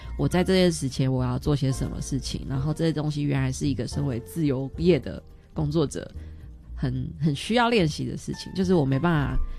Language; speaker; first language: Chinese; native; Chinese